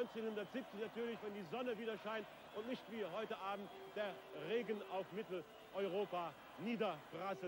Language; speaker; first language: German; native; German